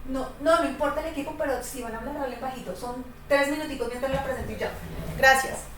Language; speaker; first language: Spanish; native; Spanish